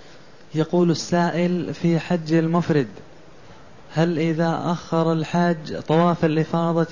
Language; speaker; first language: Arabic; native; Arabic